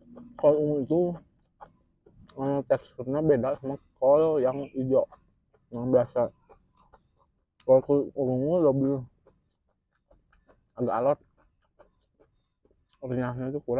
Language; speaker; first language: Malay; non-native, local second language; Sundanese